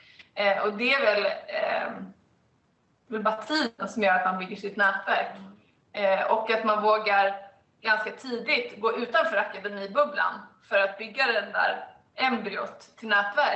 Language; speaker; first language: Swedish; native; Swedish